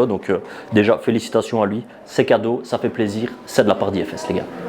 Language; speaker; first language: French; native; French